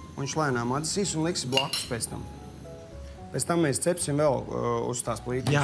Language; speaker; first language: Latvian; native; Latvian